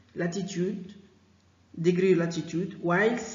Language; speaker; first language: English; non-native, fluent; French